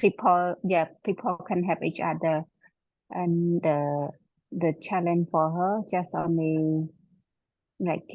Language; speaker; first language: English; non-native, learner; Khmer